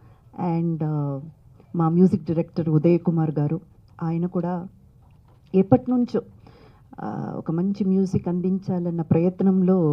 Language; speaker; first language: Telugu; native; Telugu